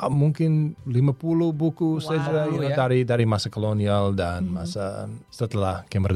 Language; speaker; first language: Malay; non-native, learner; English